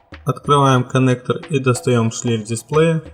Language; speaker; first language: Russian; native; Russian